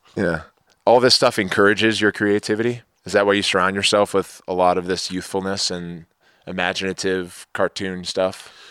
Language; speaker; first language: English; native; English